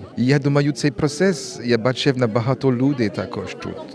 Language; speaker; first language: Ukrainian; non-native, learner; French